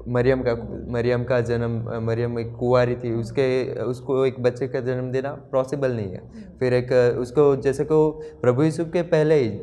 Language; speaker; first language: Hindi; non-native, local second language; Gujarati